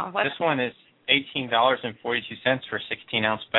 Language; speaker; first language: English; native; English